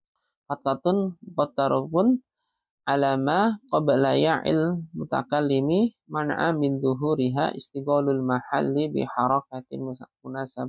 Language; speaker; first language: Arabic; non-native, learner; Indonesian